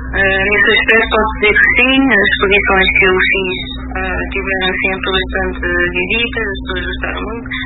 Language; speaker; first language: Portuguese; early bilingual, heritage; Portuguese